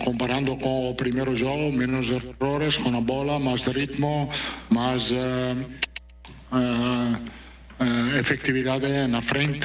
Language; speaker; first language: Portuguese; non-native, fluent; Italian